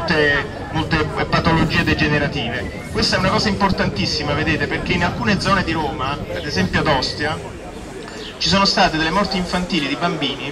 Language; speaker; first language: Italian; native; Italian